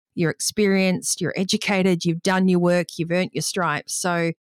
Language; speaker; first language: English; native; English